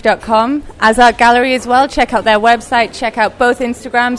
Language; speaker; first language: English; native; English